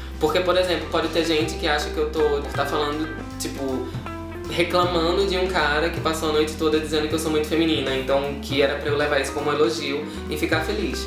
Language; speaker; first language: Portuguese; native; Portuguese